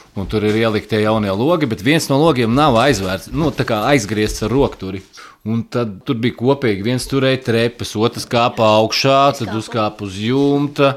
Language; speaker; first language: Latvian; native; Latvian